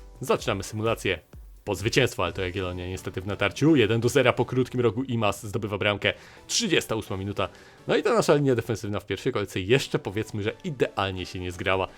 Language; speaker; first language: Polish; native; Polish